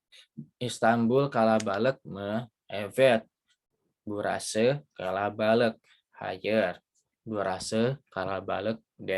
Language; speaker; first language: Turkish; non-native, fluent; Indonesian